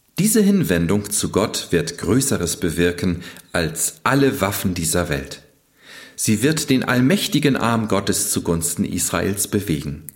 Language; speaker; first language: German; native; German